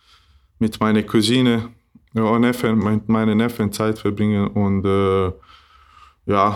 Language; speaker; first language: German; non-native, learner; Bosnian